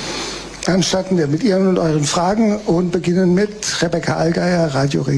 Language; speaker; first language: German; native; German